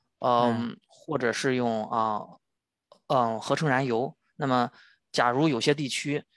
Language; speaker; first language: Chinese; native; Chinese